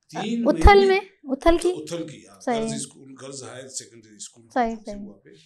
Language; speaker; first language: Urdu; native; Urdu